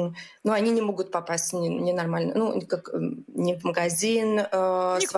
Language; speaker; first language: Russian; non-native, local second language; Latvian